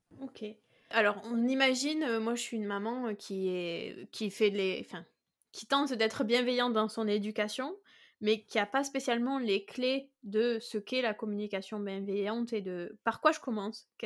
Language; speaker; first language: French; native; French